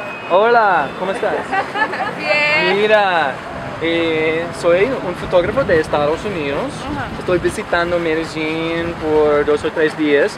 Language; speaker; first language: Spanish; non-native, learner; English